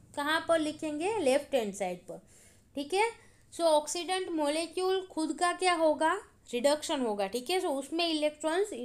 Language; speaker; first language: Hindi; non-native, local second language; Gujarati